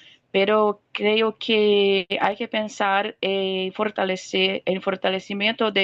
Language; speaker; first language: Spanish; non-native, fluent; Portuguese